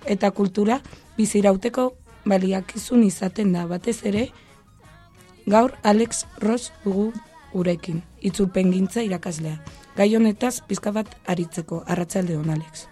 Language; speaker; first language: Basque; non-native, local second language; Spanish